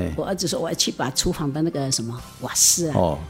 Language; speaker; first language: Min Nan Chinese; non-native, local second language; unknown